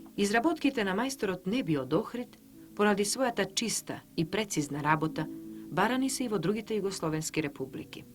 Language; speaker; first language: Macedonian; native; Macedonian